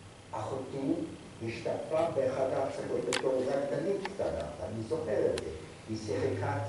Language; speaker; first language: Hebrew; non-native, fluent; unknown